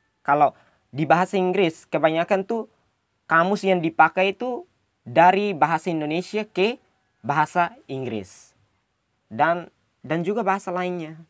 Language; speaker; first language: Indonesian; non-native, local second language; Tetum